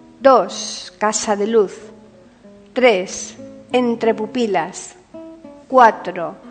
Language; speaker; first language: Spanish; native; Spanish